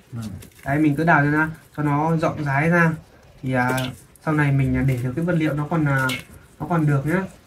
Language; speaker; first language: Vietnamese; native; Vietnamese